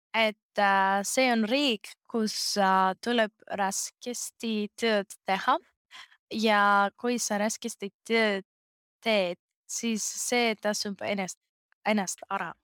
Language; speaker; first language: Estonian; non-native, learner; Greek